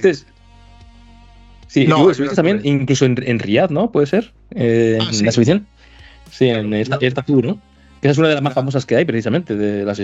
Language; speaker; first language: Spanish; native; Spanish